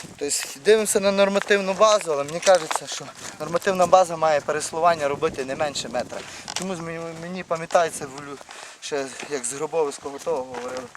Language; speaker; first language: Ukrainian; native; Ukrainian